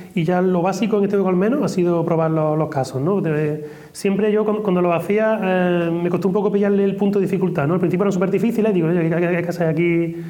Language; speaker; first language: Spanish; native; Spanish